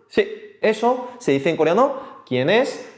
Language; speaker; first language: Spanish; non-native, fluent; Korean